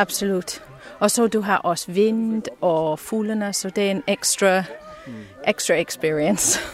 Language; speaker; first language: Danish; non-native, learner; English